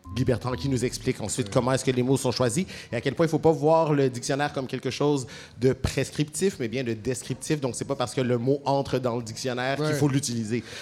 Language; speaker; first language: French; native; French